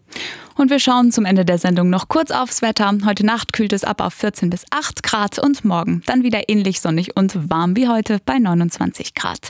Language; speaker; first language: German; native; German